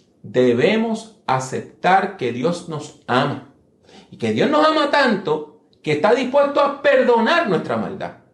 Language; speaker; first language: Spanish; native; Spanish